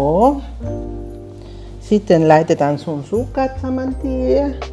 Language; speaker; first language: Finnish; non-native, learner; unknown